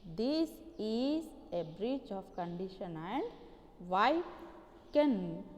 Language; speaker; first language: English; non-native, local second language; Telugu